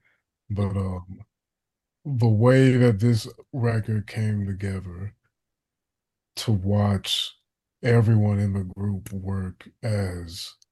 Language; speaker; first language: English; native; English